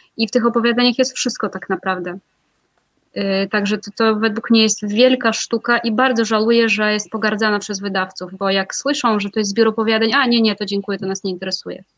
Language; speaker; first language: Polish; non-native, fluent; Russian